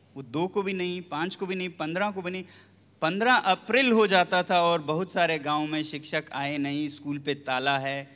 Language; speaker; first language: Hindi; non-native, local second language; Ladakhi